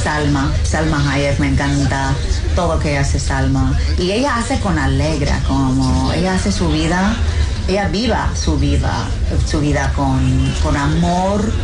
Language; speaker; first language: Spanish; early bilingual, heritage; English